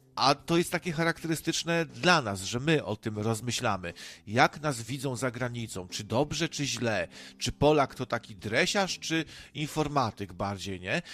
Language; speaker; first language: Polish; native; Polish